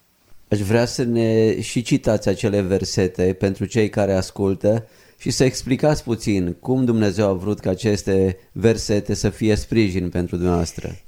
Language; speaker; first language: Romanian; native; Romanian